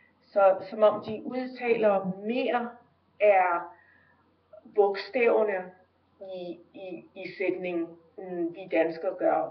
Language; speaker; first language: Danish; early bilingual, heritage; Danish